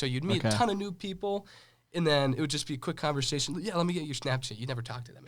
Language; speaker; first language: English; native; English